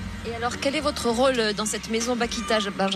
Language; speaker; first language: French; native; French